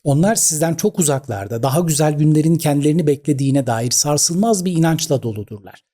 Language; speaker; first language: Turkish; native; Turkish